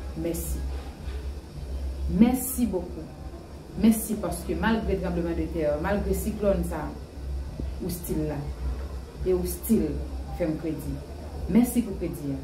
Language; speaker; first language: French; non-native, learner; Haitian Creole